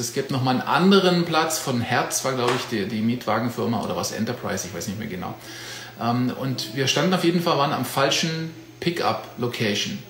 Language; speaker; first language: German; native; German